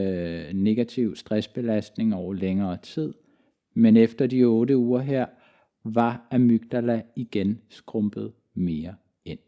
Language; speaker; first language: Danish; native; Danish